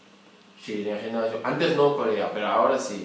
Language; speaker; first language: Spanish; non-native, learner; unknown